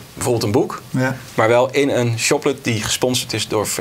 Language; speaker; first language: Dutch; native; Dutch